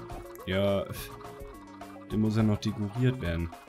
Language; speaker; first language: German; native; German